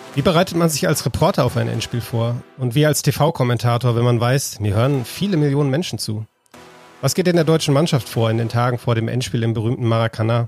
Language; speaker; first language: German; native; German